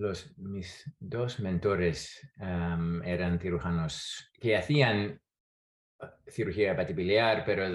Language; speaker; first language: Spanish; non-native, fluent; English